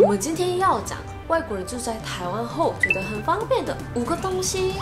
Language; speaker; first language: Chinese; non-native, fluent; Korean